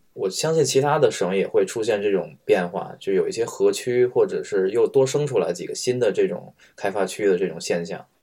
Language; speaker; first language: Chinese; native; Chinese